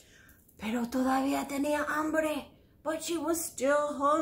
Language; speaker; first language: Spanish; non-native, fluent; English